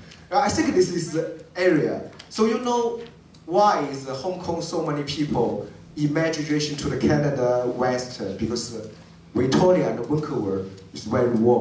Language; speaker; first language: English; non-native, learner; Chinese